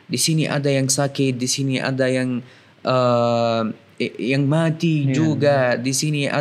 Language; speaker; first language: Indonesian; non-native, fluent; Arabic